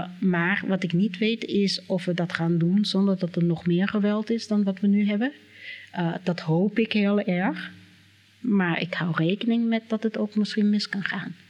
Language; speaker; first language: Dutch; non-native, fluent; English